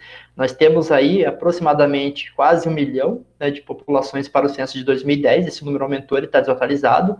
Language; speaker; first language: Portuguese; native; Portuguese